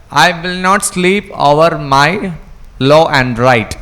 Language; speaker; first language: English; non-native, local second language; Malayalam